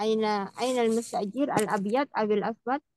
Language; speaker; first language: Arabic; non-native, fluent; Indonesian